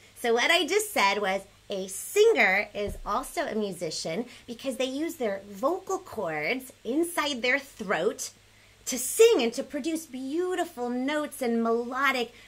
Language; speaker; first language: English; early bilingual, other home language; Spanish